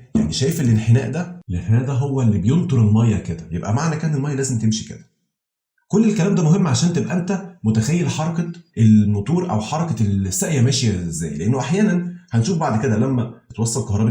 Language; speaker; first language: Arabic; native; Arabic